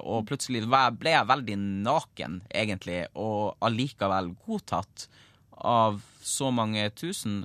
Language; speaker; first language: Norwegian; native; Norwegian